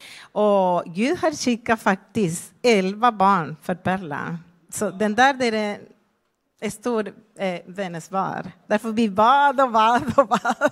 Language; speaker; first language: Swedish; non-native, fluent; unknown